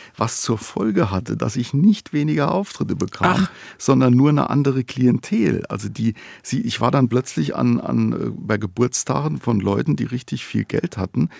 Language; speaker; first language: German; native; German